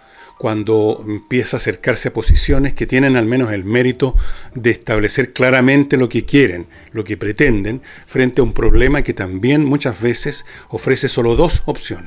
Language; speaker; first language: Spanish; native; Spanish